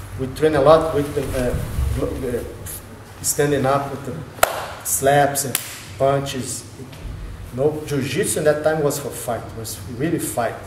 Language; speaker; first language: English; non-native, learner; Portuguese